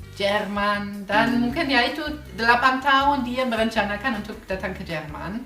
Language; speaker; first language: Indonesian; non-native, fluent; German